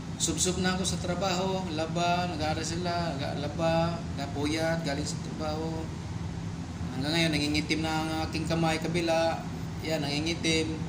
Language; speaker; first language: Filipino; non-native, local second language; Cebuano